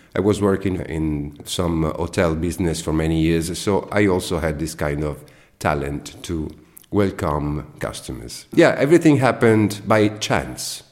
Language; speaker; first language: English; non-native, fluent; Italian